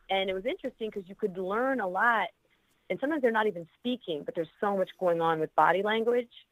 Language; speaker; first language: English; native; English